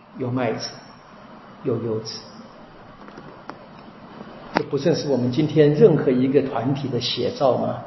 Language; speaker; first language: Chinese; native; Chinese